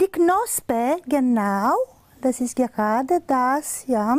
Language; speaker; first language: German; non-native, fluent; Romanian